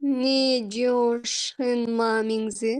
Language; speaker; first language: Chinese; non-native, learner; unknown